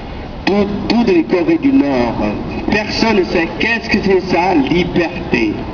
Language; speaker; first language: French; non-native, learner; Korean